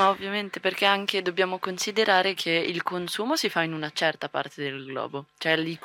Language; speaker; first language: Italian; native; Italian